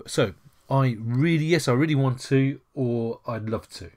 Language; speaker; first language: English; native; English